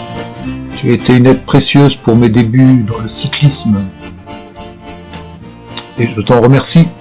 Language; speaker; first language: French; native; French